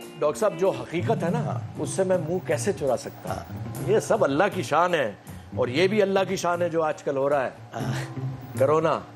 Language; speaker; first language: Urdu; native; Urdu